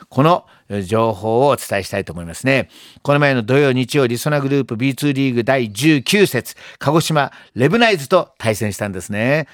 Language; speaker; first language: Japanese; native; Japanese